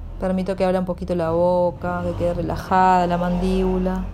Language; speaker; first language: Spanish; native; Spanish